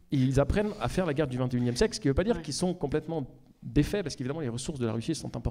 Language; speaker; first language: French; native; French